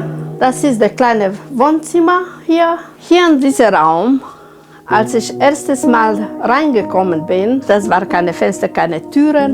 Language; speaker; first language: German; non-native, local second language; Romanian